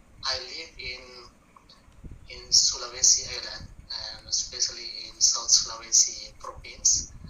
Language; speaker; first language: English; non-native, learner; Buginese